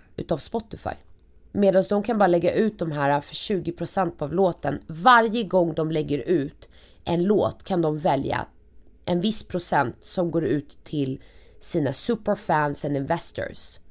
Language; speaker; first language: Swedish; early bilingual, other home language; Arabic